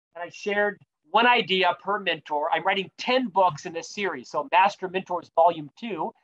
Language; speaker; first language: English; native; English